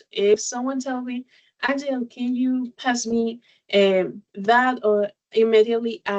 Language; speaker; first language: English; non-native, learner; Spanish